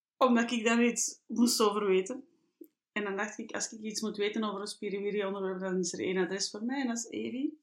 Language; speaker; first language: Dutch; native; Dutch